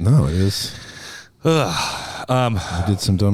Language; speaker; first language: English; native; English